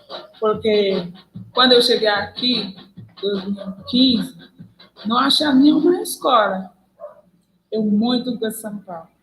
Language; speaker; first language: Portuguese; non-native, learner; Haitian Creole